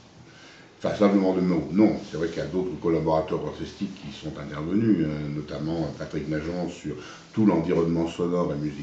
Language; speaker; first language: French; native; French